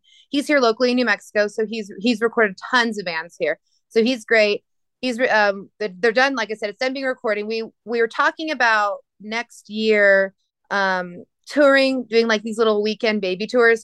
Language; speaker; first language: English; native; English